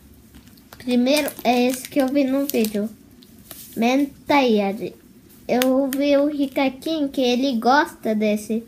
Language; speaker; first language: Portuguese; early bilingual, heritage; Portuguese